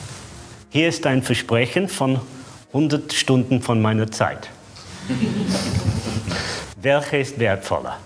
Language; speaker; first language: German; non-native, fluent; English